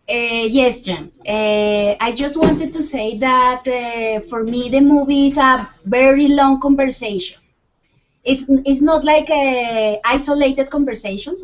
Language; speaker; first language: English; non-native, fluent; Spanish